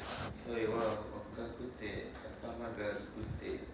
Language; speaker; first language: Japanese; non-native, learner; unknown